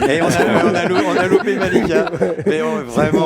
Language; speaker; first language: French; native; French